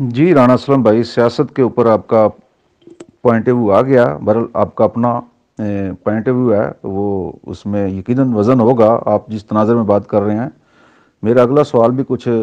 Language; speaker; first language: Urdu; non-native, local second language; Haryanvi